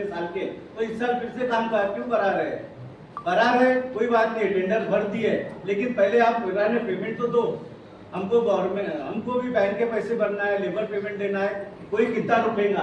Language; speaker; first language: Hindi; non-native, local second language; Marathi